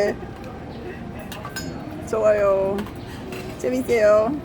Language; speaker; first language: Korean; non-native, fluent; English